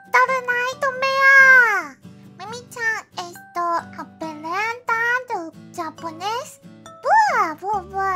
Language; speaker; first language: Portuguese; non-native, learner; Japanese